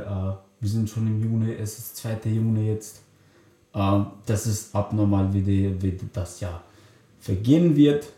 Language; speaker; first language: German; early bilingual, other home language; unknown